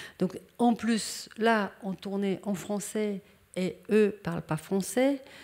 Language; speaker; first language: French; non-native, fluent; Hebrew